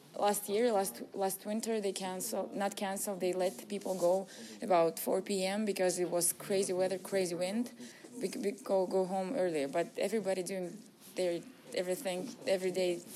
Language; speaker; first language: English; non-native, learner; Russian